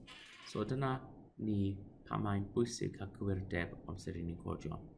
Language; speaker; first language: Welsh; non-native, local second language; English